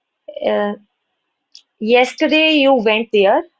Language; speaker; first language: English; non-native, learner; Hindi